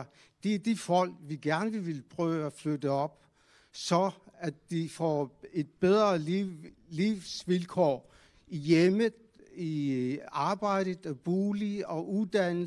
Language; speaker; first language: Danish; non-native, local second language; Kalaallisut